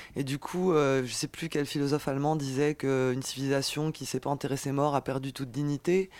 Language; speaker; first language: French; native; French